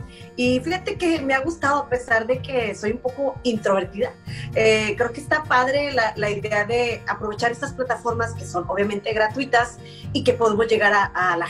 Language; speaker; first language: Spanish; native; Spanish